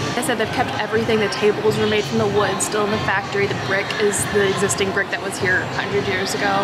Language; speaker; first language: English; native; English